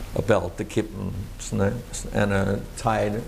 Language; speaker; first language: English; native; English